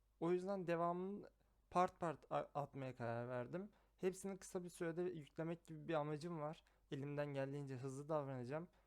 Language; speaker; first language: Turkish; native; Turkish